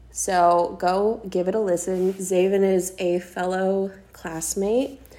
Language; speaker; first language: English; native; English